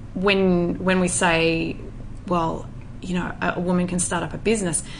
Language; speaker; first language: English; native; English